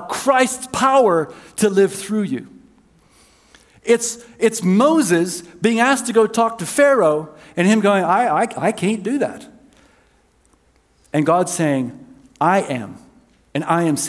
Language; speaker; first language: English; native; English